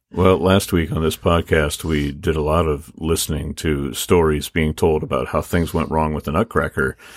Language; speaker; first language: English; native; English